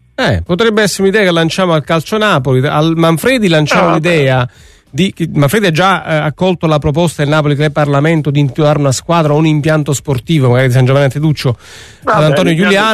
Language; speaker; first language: Italian; native; Italian